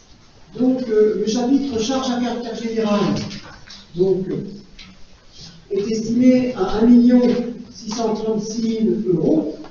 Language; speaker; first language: French; native; French